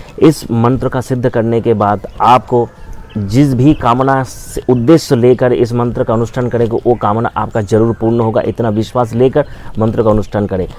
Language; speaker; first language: Hindi; non-native, local second language; Bangla